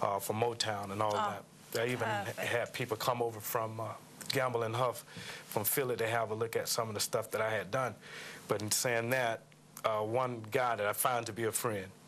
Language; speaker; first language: English; native; English